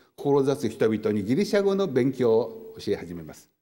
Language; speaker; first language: Japanese; native; Japanese